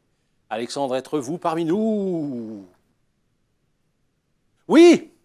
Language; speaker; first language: French; native; French